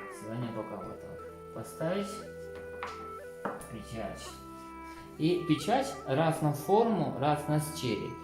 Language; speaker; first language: Russian; non-native, learner; Chinese